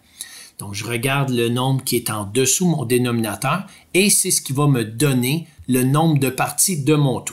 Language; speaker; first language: French; native; French